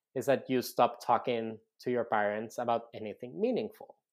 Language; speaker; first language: English; non-native, fluent; Spanish